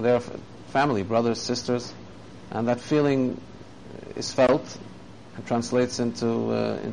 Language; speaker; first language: English; native; English